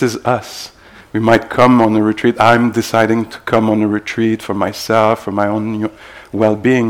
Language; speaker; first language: English; native; English